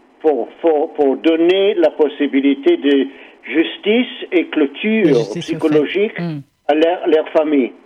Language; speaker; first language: French; non-native, learner; English